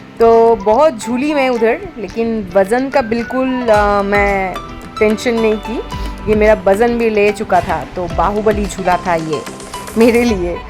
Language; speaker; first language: Hindi; non-native, local second language; Bangla